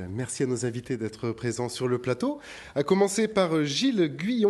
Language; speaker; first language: French; native; French